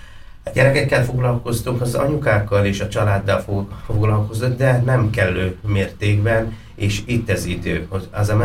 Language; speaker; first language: Hungarian; non-native, fluent; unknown